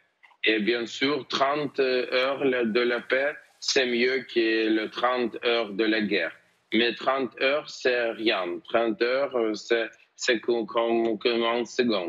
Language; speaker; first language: French; non-native, learner; Ukrainian